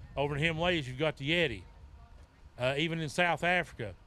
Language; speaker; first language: English; native; English